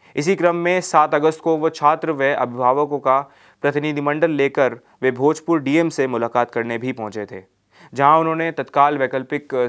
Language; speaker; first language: Hindi; native; Hindi